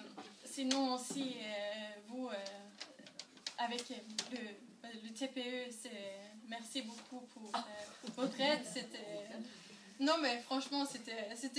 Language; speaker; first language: French; non-native, learner; Norwegian